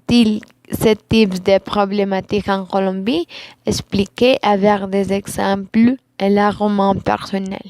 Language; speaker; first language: French; non-native, learner; Spanish